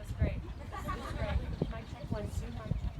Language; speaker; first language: English; native; English